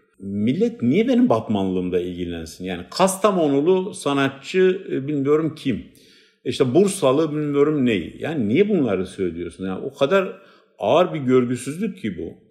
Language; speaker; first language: Turkish; non-native, local second language; Kurdish